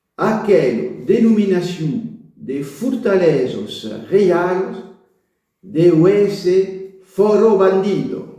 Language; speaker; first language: Occitan; non-native, local second language; French